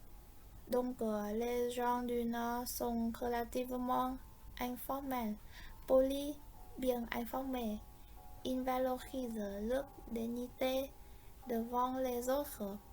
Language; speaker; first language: French; non-native, fluent; Vietnamese